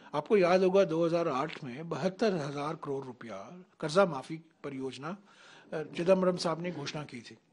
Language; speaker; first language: Hindi; native; Hindi